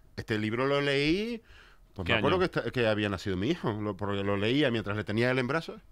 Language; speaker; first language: Spanish; native; Spanish